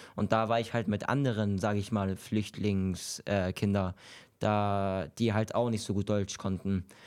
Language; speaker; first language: German; early bilingual, other home language; Kurdish